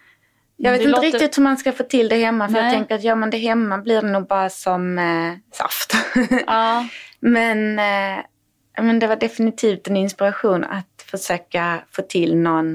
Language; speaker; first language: Swedish; native; Swedish